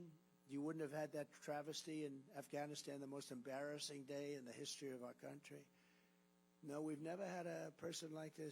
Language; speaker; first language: English; native; English